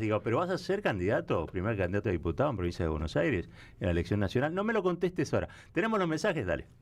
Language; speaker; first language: Spanish; native; Spanish